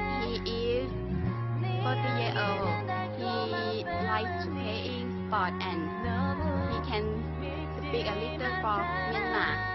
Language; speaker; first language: English; non-native, learner; Thai